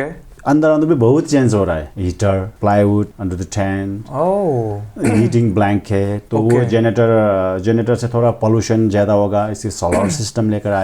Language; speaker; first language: Hindi; non-native, fluent; Sherpa